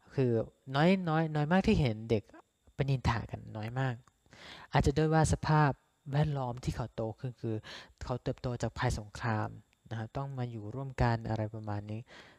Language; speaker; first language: Thai; non-native, local second language; S'gaw Karen